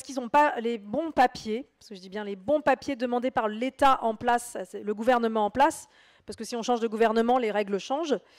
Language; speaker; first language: French; native; French